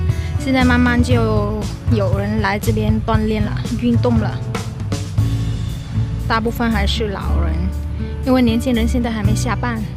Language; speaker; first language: Chinese; non-native, fluent; Vietnamese